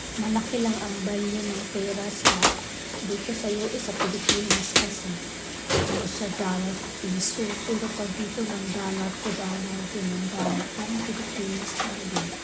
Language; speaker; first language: Filipino; non-native, local second language; Waray